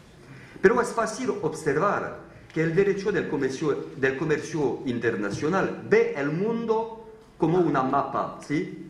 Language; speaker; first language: Spanish; non-native, fluent; French